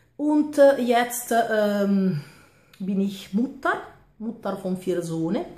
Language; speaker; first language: German; non-native, fluent; Italian